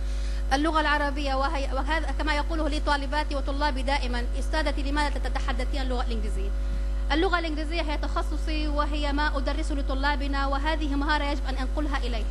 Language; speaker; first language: Arabic; native; Arabic